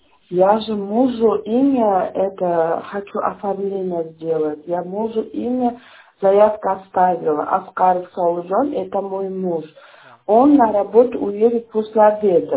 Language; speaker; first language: Russian; non-native, learner; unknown